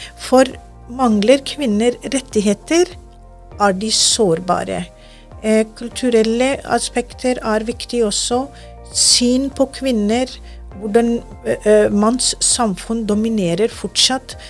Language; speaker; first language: Norwegian; non-native, fluent; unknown